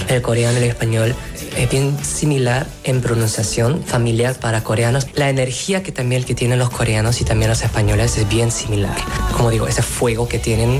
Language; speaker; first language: Spanish; non-native, fluent; Korean